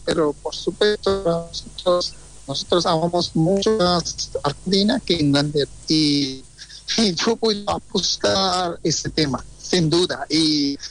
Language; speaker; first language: Spanish; non-native, fluent; Bangla